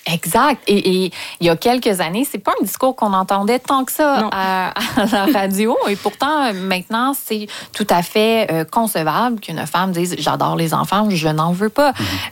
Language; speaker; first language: French; native; French